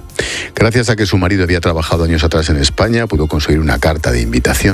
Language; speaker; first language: Spanish; native; Spanish